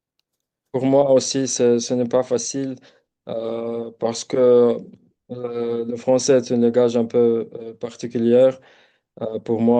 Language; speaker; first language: French; non-native, local second language; Arabic